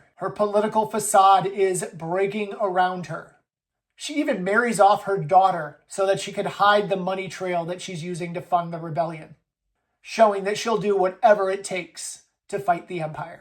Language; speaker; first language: English; native; English